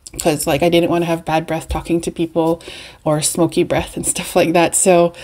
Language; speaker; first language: English; native; English